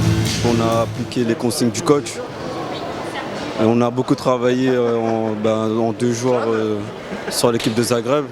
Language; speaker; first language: French; native; French